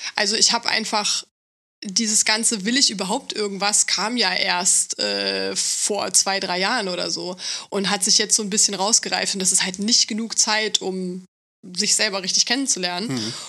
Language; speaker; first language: German; native; German